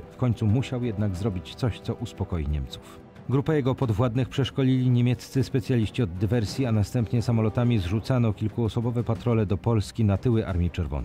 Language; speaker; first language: Polish; native; Polish